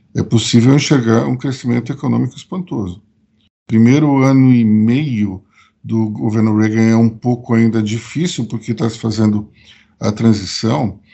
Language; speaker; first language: Portuguese; native; Portuguese